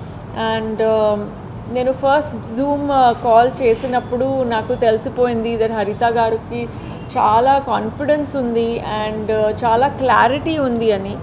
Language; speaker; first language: Telugu; non-native, fluent; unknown